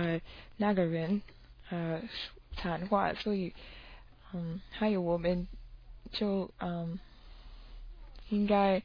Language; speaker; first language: Chinese; non-native, learner; English